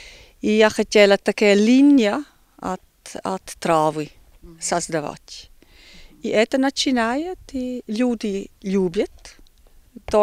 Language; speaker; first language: Ukrainian; non-native, learner; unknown